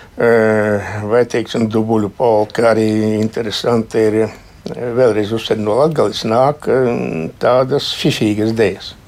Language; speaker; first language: Latvian; native; Latvian